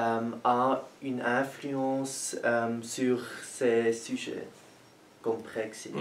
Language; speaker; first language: French; non-native, learner; German